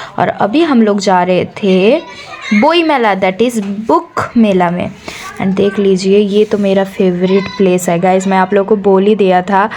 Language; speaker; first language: Hindi; non-native, local second language; Bangla